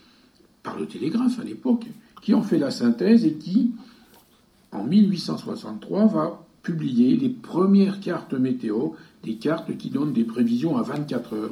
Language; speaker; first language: French; native; French